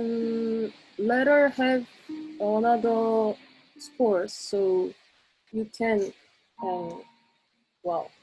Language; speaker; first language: English; non-native, learner; Korean